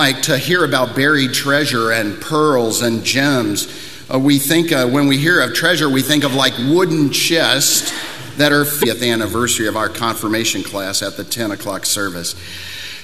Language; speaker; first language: English; native; English